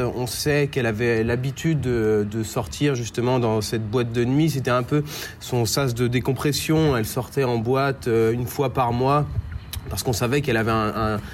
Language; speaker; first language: French; native; French